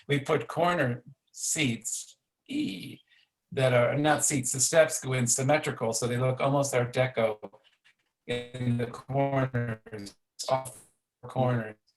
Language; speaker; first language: English; native; English